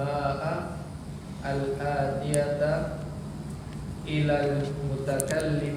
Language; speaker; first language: Arabic; non-native, learner; Indonesian